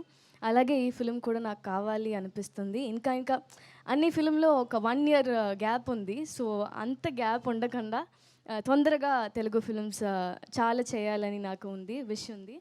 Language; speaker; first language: Telugu; non-native, learner; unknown